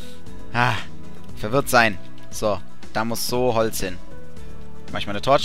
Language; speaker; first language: German; native; German